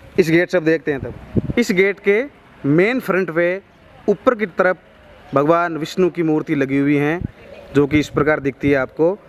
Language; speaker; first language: Hindi; native; Hindi